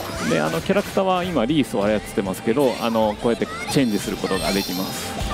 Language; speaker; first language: Japanese; native; Japanese